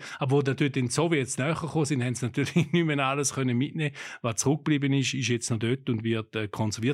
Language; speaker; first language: German; native; German